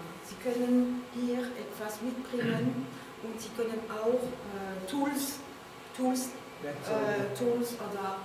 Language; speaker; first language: German; non-native, learner; French